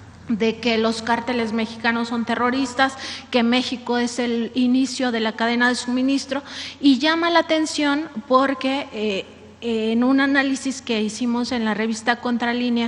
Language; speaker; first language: Spanish; native; Spanish